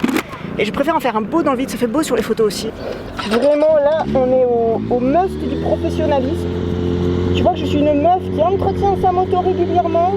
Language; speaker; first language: French; native; French